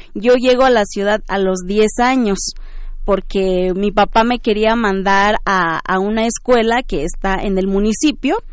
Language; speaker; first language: Spanish; early bilingual, other home language; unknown